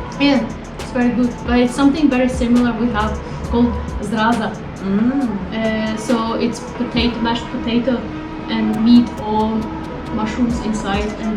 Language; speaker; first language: English; non-native, fluent; Ukrainian